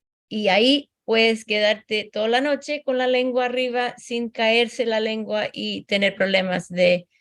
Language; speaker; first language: Spanish; non-native, fluent; English